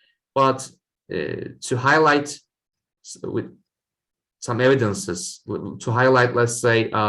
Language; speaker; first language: English; non-native, fluent; Turkish